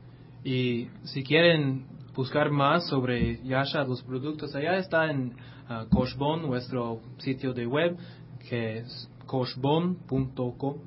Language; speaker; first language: Spanish; non-native, fluent; English